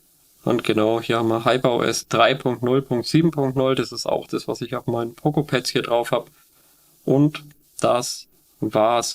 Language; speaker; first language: German; native; German